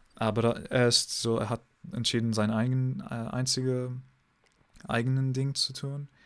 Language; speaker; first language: German; non-native, fluent; English